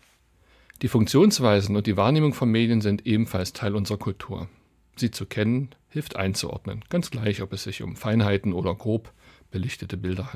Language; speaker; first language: German; native; German